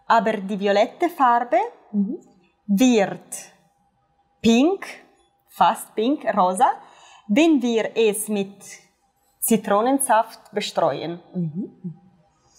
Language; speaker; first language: German; non-native, fluent; Italian